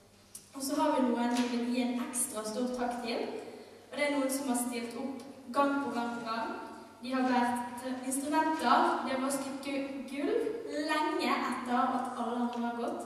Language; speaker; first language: Norwegian; native; Norwegian